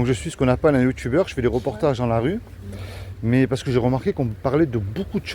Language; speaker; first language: French; native; French